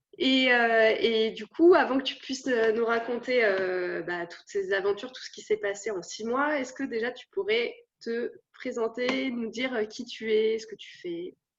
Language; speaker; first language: French; native; French